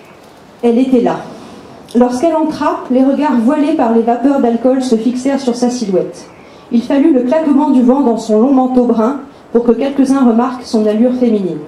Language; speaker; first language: French; native; French